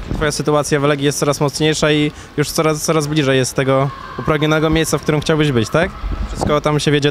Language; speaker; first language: Polish; native; Polish